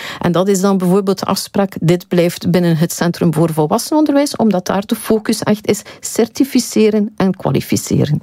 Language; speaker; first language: Dutch; native; Dutch